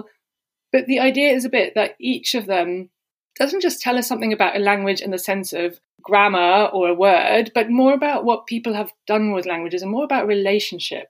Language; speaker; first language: English; non-native, fluent; German